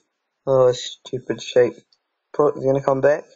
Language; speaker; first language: English; native; English